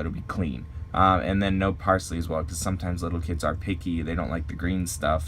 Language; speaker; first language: English; native; English